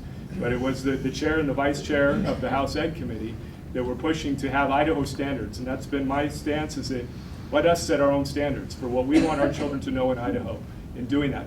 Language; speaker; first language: English; native; English